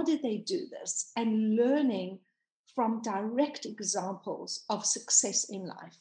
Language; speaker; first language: English; native; English